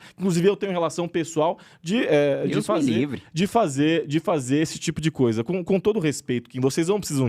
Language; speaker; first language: Portuguese; native; Portuguese